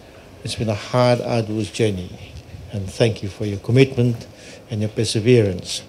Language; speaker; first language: English; non-native, local second language; Fijian